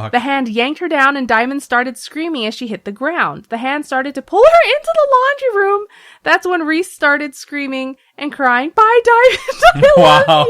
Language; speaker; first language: English; native; English